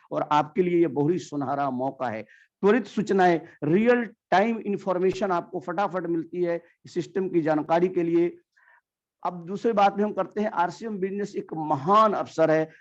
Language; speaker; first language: Hindi; native; Hindi